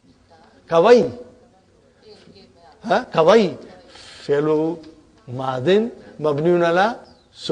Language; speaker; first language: Arabic; non-native, fluent; Urdu